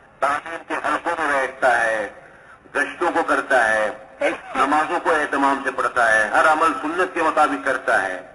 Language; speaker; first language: Urdu; native; Urdu